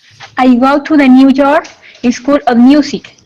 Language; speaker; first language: English; non-native, learner; Spanish